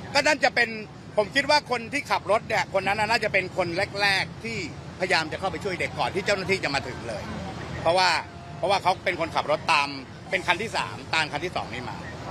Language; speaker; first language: Thai; native; Thai